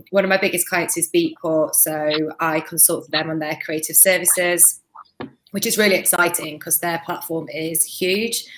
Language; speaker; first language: English; native; English